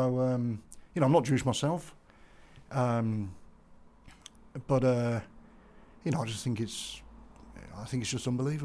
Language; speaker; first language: English; native; English